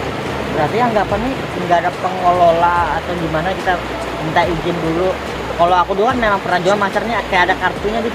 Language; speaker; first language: Indonesian; native; Indonesian